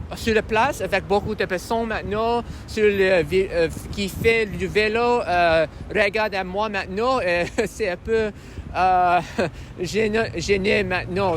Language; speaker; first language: French; non-native, learner; English